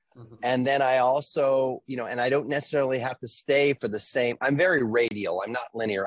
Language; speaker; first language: English; native; English